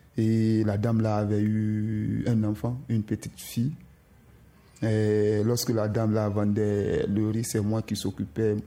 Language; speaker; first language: French; non-native, local second language; Susu